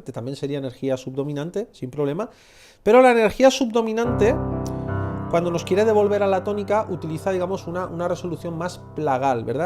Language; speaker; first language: Spanish; native; Spanish